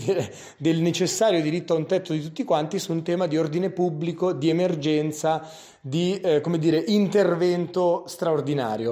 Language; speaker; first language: Italian; native; Italian